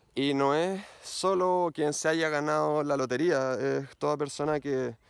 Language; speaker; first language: Spanish; native; Spanish